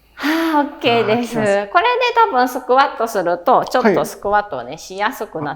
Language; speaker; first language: Japanese; native; Japanese